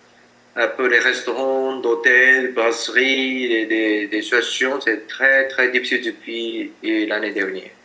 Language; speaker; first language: French; non-native, learner; Japanese